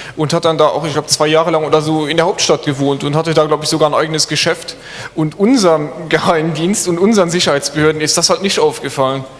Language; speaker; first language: German; non-native, local second language; Luxembourgish